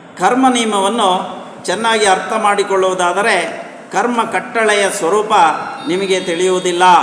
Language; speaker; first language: Kannada; non-native, local second language; Telugu